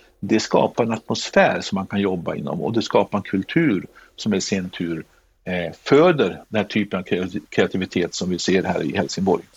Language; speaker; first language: Swedish; native; Swedish